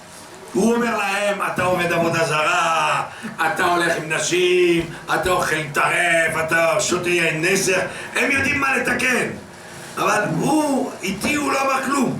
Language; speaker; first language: Hebrew; non-native, fluent; French